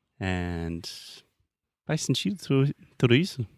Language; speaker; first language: Portuguese; non-native, fluent; English